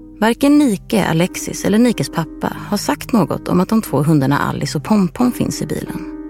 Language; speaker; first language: Swedish; native; Swedish